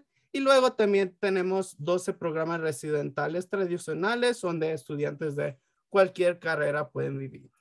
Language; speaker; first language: Spanish; early bilingual, heritage; Spanish